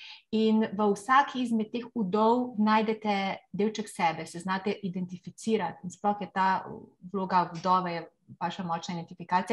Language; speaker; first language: Slovenian; native; Slovenian